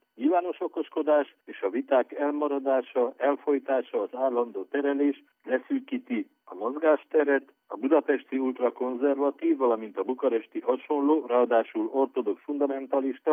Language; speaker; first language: Hungarian; native; Hungarian